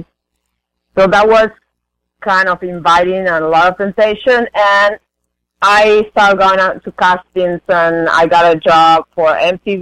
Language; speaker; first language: English; non-native, fluent; Spanish